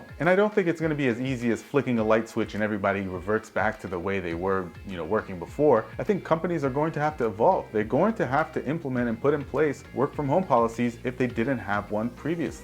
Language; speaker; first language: English; native; English